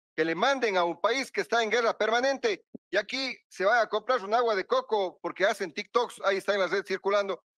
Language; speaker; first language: Spanish; native; Spanish